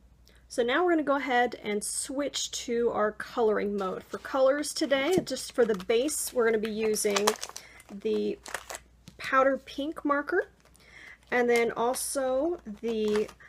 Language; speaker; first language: English; native; English